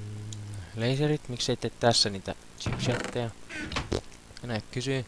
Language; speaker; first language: Finnish; native; Finnish